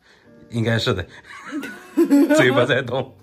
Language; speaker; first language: Chinese; native; Chinese